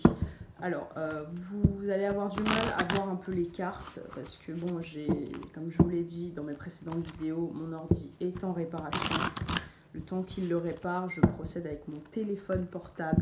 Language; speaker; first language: French; native; French